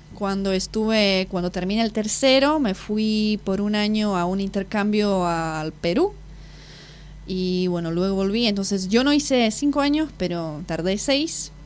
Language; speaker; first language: Spanish; non-native, fluent; Slovak